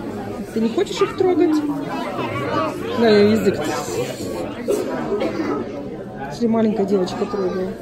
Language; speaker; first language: Russian; native; Russian